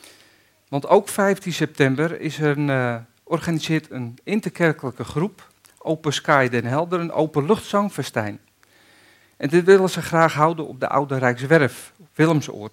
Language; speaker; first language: Dutch; native; Dutch